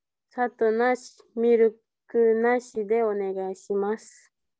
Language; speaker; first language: Japanese; non-native, learner; Indonesian